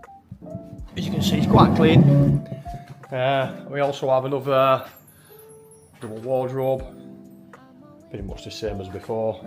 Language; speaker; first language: English; native; English